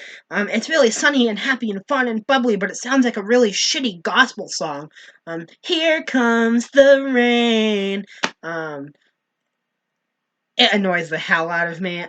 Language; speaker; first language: English; native; English